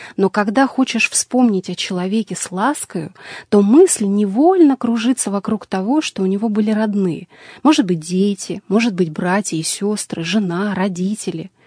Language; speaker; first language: Russian; native; Russian